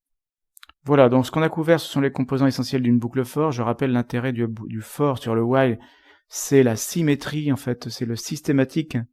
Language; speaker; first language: French; native; French